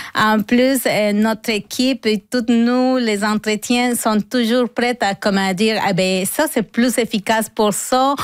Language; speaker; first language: French; non-native, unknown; Spanish